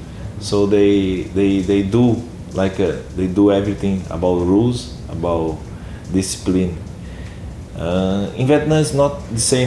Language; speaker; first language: English; non-native, learner; Portuguese